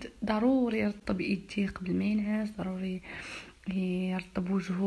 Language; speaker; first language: Arabic; native; Arabic